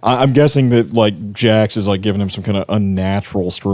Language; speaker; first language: English; native; English